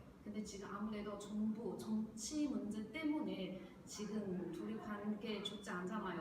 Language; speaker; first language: Korean; non-native, learner; Chinese